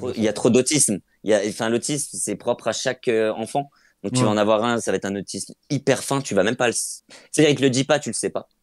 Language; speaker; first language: French; native; French